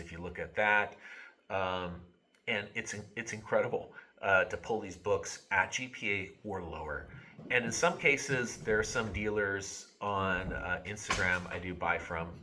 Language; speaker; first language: English; native; English